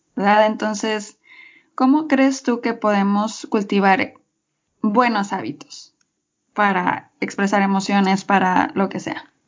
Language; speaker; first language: Spanish; native; Spanish